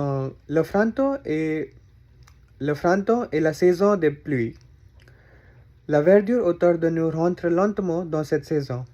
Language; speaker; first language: French; non-native, learner; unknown